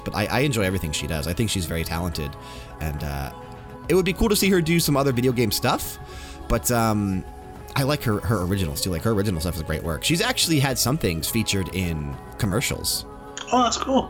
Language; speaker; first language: English; native; English